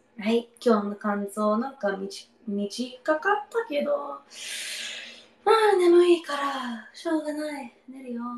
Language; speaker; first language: Japanese; non-native, learner; English